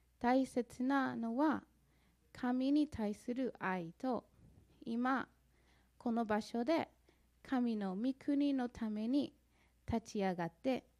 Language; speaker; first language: Japanese; non-native, fluent; English